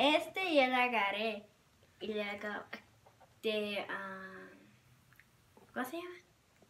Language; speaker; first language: Spanish; early bilingual, heritage; Spanish